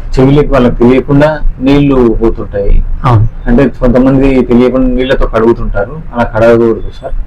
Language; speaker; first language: Telugu; native; Telugu